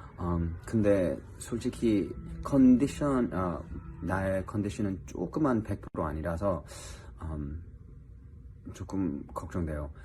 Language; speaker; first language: Korean; early bilingual, heritage; English